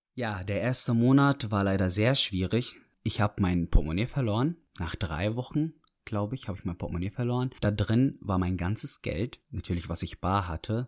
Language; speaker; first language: German; non-native, fluent; Arabic